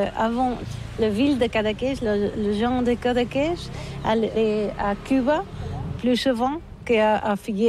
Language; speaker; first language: French; non-native, learner; Catalan